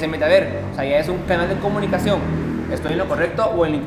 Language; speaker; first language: Spanish; native; Spanish